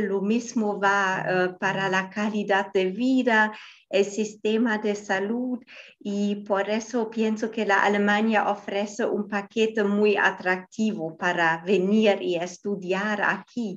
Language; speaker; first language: Spanish; non-native, fluent; German